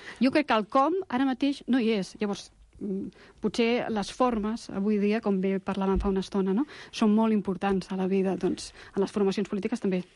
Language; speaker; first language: Catalan; non-native, local second language; Spanish